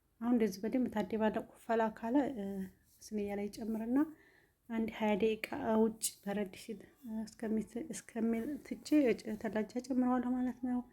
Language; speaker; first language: Amharic; native; Amharic